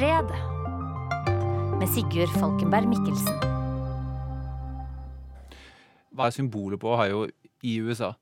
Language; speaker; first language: Norwegian; native; Norwegian